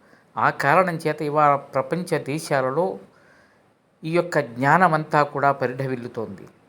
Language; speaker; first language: Telugu; native; Telugu